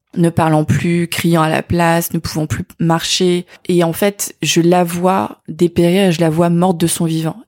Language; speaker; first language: French; native; French